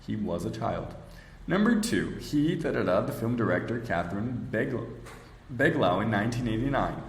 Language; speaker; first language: English; non-native, fluent; Portuguese